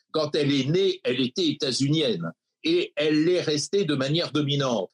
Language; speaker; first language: French; native; French